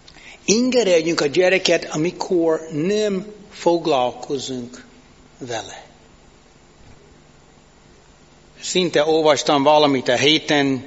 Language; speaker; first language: Hungarian; non-native, fluent; English